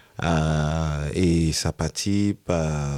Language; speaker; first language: French; non-native, learner; Yoruba